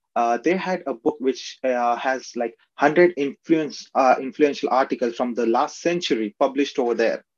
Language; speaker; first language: English; non-native, local second language; Marathi